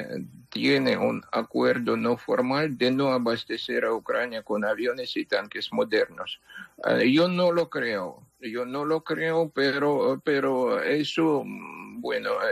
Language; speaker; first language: Spanish; non-native, fluent; Ukrainian